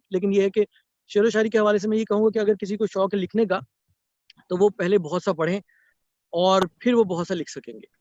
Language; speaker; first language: Urdu; native; Urdu